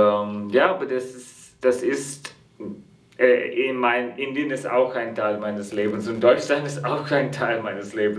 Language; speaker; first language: German; non-native, fluent; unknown